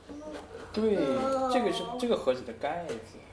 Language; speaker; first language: Chinese; native; Chinese